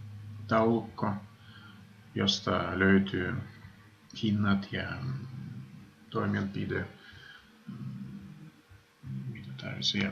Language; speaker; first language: Finnish; non-native, fluent; Russian